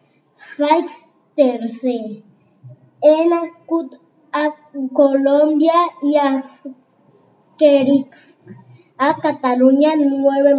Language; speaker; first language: Catalan; non-native, learner; Spanish